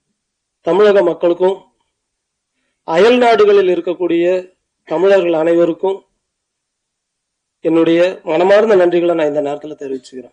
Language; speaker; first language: Tamil; native; Tamil